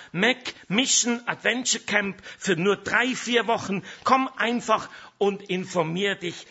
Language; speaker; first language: German; native; German